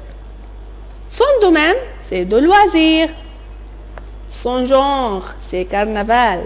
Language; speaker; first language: French; non-native, fluent; Arabic